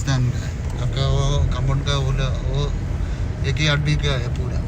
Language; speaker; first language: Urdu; non-native, learner; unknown